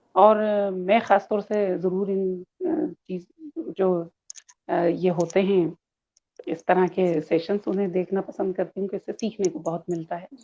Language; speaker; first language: Urdu; native; Urdu